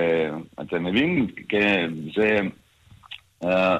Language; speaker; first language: Hebrew; non-native, learner; Russian